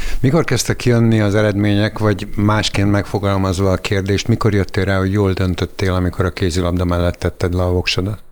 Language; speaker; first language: Hungarian; native; Hungarian